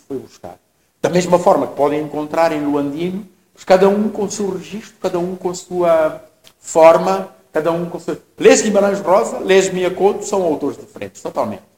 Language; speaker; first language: Portuguese; non-native, local second language; Tsonga